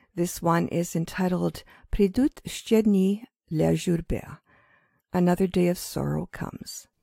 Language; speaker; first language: English; early bilingual, other home language; Ukrainian